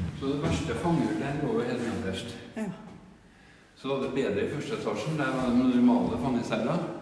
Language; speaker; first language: Norwegian; native; Norwegian